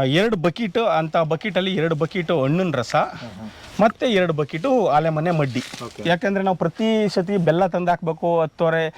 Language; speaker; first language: Kannada; native; Kannada